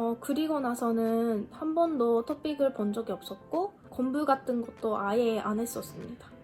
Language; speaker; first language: Korean; non-native, fluent; Japanese